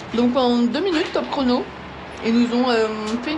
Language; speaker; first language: French; native; French